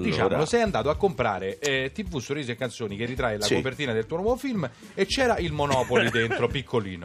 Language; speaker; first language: Italian; native; Italian